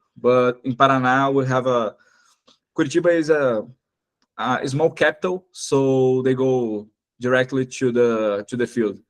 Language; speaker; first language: English; non-native, fluent; Portuguese